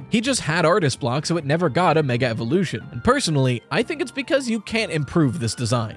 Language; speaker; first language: English; native; English